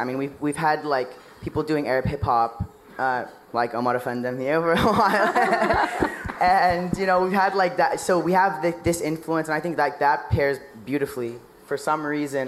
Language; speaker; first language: English; native; English